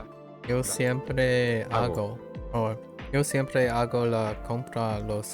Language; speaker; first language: Spanish; non-native, learner; English